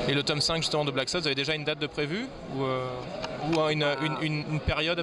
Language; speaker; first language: French; native; French